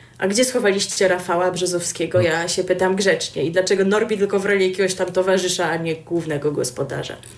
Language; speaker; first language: Polish; native; Polish